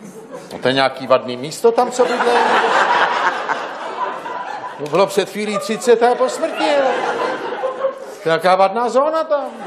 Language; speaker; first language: Czech; native; Czech